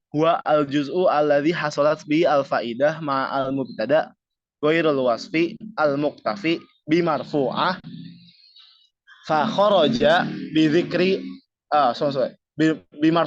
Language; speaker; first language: Arabic; non-native, learner; Indonesian